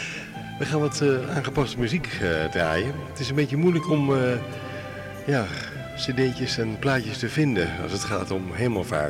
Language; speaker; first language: Dutch; native; Dutch